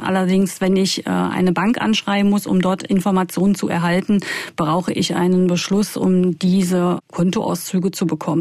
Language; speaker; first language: German; native; German